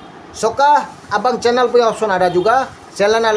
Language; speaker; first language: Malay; non-native, learner; Bangla